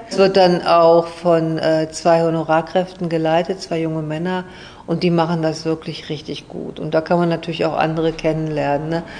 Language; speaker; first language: German; native; German